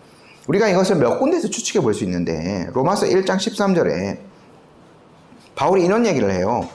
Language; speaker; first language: Korean; native; Korean